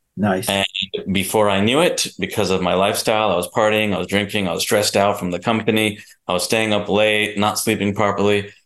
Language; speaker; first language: English; native; English